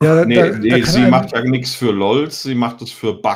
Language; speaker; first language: German; native; German